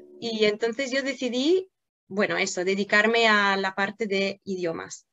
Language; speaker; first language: Spanish; non-native, fluent; Italian